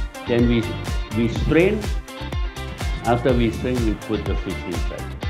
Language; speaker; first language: English; non-native, fluent; Indonesian